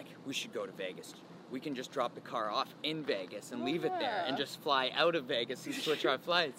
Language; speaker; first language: English; native; English